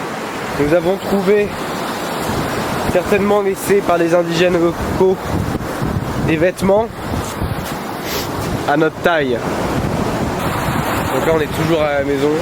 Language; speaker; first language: French; native; French